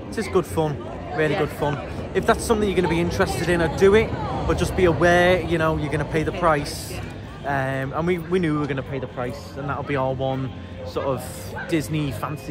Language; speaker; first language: English; native; English